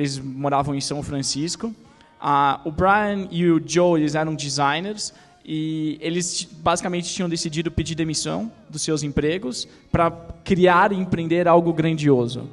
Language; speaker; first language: Portuguese; native; Portuguese